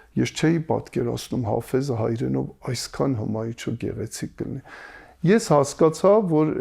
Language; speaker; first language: Armenian; native; Armenian